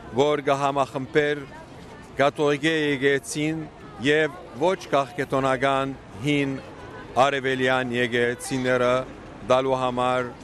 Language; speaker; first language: Armenian; early bilingual, heritage; Armenian